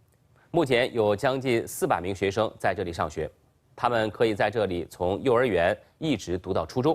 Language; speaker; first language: Chinese; native; Chinese